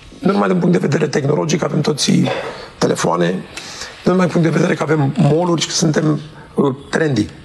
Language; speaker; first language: Romanian; early bilingual, heritage; Romanian